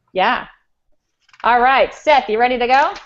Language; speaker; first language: English; native; English